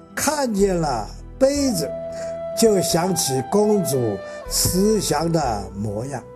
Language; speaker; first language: Chinese; native; Chinese